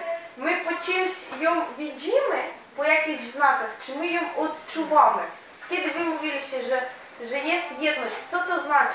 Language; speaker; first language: Polish; non-native, fluent; Ukrainian